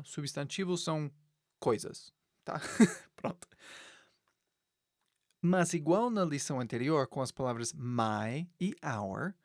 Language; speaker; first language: Portuguese; non-native, fluent; English